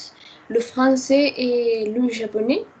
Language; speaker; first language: French; non-native, learner; Spanish